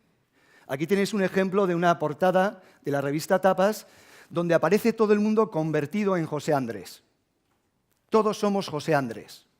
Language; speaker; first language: Spanish; native; Spanish